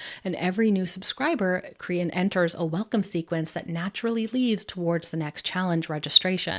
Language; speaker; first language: English; native; English